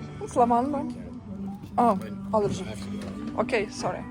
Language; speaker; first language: English; non-native, learner; Ukrainian